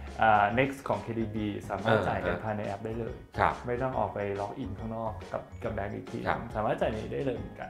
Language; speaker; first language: Thai; native; Thai